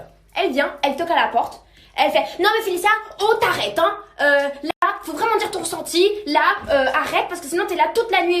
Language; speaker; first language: French; native; French